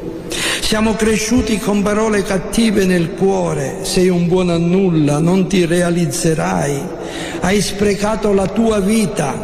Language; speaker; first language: Italian; native; Italian